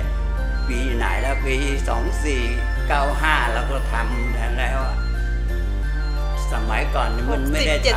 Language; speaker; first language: Thai; non-native, local second language; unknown